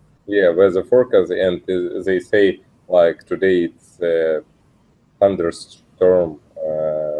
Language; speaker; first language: English; non-native, learner; Russian